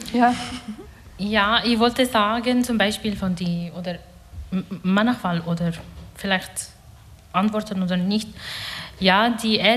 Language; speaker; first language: German; non-native, learner; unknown